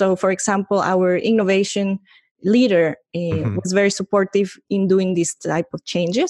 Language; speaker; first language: English; non-native, fluent; Spanish